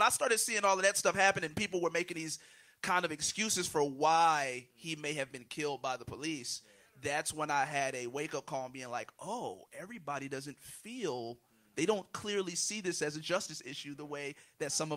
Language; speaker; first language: English; native; English